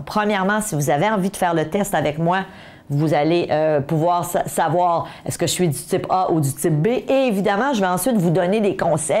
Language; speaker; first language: French; native; French